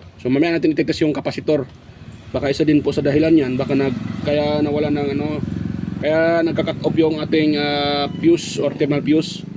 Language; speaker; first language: Filipino; non-native, local second language; Cebuano